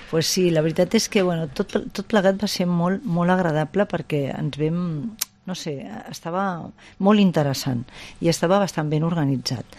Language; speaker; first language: Catalan; non-native, local second language; Spanish